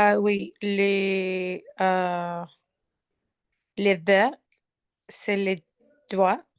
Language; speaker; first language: French; non-native, learner; Spanish